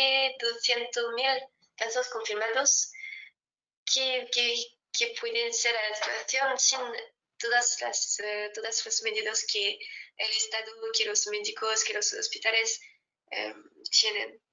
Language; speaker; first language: Spanish; non-native, fluent; French